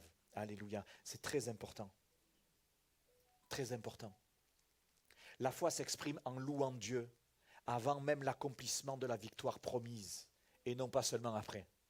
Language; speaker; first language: French; native; French